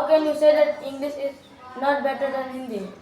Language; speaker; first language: English; non-native, learner; Hindi